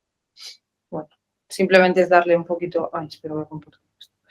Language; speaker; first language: Spanish; native; Spanish